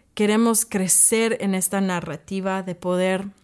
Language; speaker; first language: Spanish; early bilingual, other home language; English